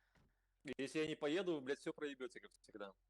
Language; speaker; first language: Russian; native; Russian